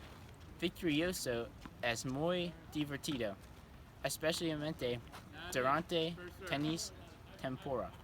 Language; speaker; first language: Spanish; non-native, learner; English